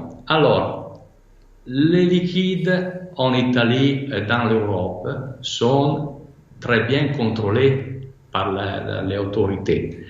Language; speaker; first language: French; non-native, fluent; Italian